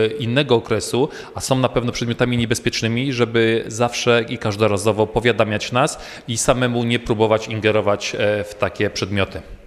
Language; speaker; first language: Polish; native; Polish